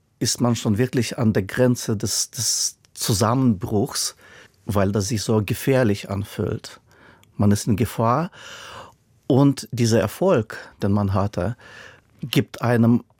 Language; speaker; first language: German; non-native, fluent; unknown